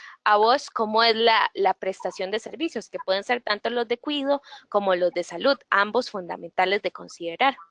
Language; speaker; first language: Spanish; native; Spanish